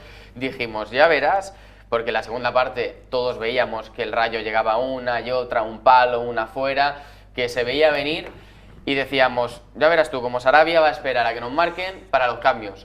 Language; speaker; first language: Spanish; native; Spanish